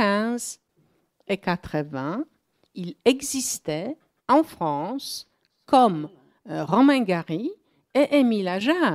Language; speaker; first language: French; non-native, fluent; Polish